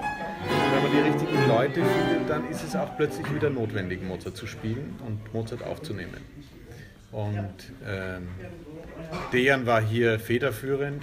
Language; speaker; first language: German; native; German